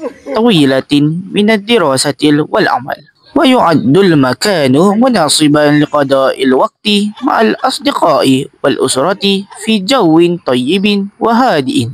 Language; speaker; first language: Arabic; non-native, learner; Malay